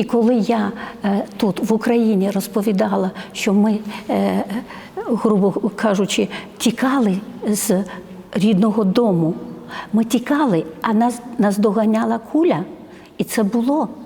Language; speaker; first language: Ukrainian; non-native, fluent; Georgian